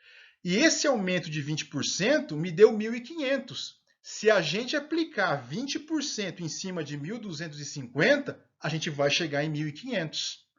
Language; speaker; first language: Portuguese; native; Portuguese